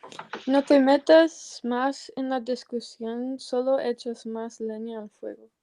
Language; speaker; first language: Spanish; non-native, learner; English